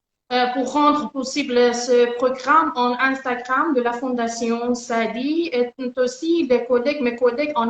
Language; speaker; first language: French; non-native, learner; Persian